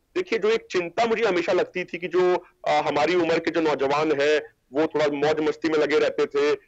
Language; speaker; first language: Hindi; native; Hindi